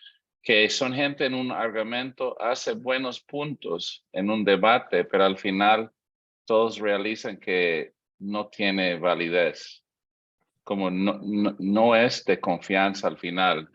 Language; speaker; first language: Spanish; non-native, fluent; English